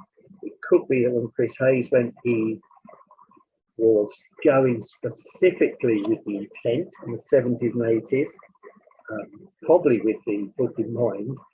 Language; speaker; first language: English; native; English